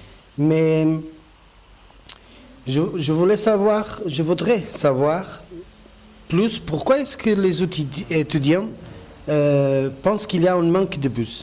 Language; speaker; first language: French; non-native, fluent; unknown